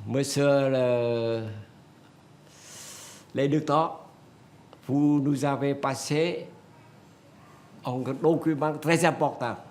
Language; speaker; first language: French; non-native, fluent; Vietnamese